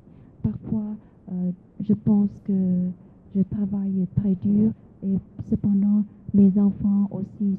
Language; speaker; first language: French; non-native, fluent; Vietnamese